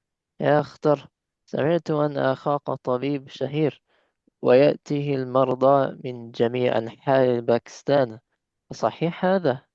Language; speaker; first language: Arabic; non-native, learner; English